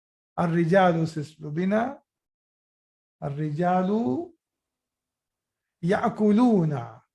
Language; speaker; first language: Arabic; non-native, fluent; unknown